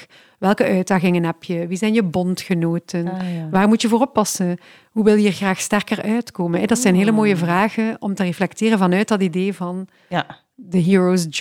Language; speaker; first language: Dutch; native; Dutch